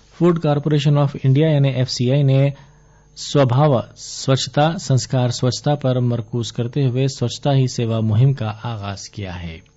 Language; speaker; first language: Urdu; native; Urdu